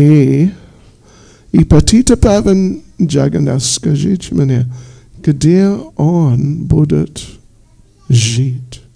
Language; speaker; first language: Russian; non-native, learner; English